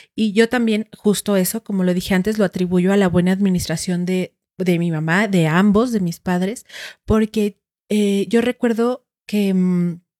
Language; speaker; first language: Spanish; native; Spanish